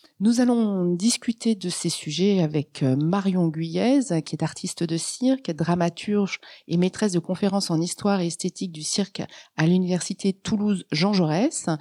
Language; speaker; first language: French; native; French